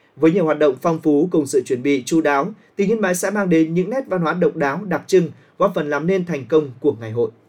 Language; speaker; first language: Vietnamese; native; Vietnamese